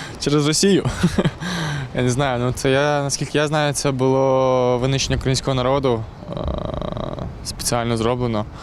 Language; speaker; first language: Ukrainian; native; Ukrainian